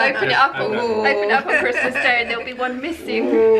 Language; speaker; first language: English; native; English